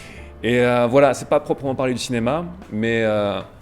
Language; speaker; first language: French; native; French